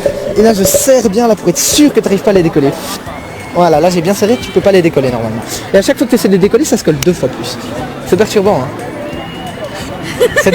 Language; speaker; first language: French; native; French